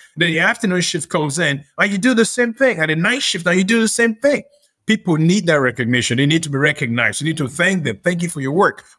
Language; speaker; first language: English; non-native, local second language; Yoruba